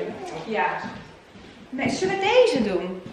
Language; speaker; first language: Dutch; native; Dutch